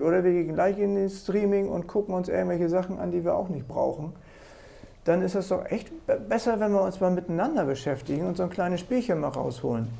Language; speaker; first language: German; native; German